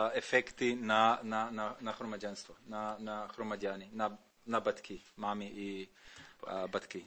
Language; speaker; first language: Ukrainian; non-native, learner; Slovenian